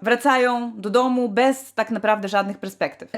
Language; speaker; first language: Polish; native; Polish